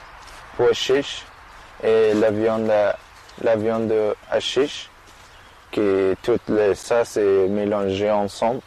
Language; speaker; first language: French; non-native, learner; Persian